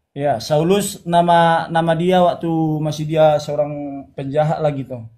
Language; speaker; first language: Indonesian; non-native, local second language; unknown